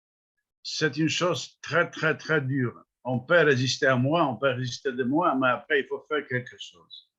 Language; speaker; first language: French; non-native, fluent; Polish